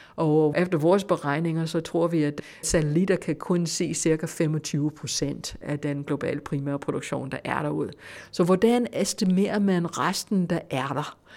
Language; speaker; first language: Danish; non-native, fluent; English